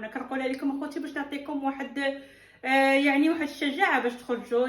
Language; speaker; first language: Arabic; native; Arabic